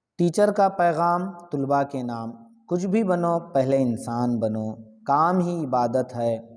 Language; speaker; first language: Urdu; native; Urdu